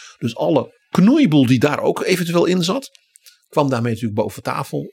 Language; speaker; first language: Dutch; native; Dutch